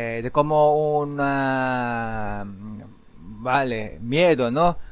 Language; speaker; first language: Spanish; non-native, learner; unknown